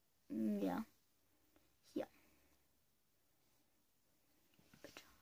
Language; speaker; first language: German; early bilingual, other home language; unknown